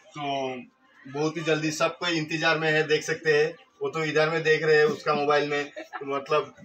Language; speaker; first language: Hindi; native; Hindi